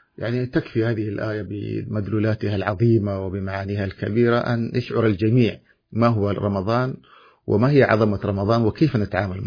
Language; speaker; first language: Arabic; native; Arabic